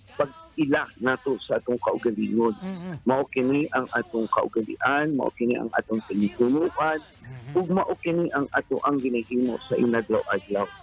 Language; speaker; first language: Cebuano; native; Cebuano